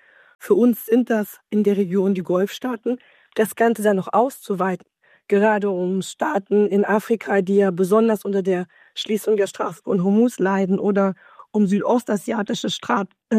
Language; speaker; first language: German; native; German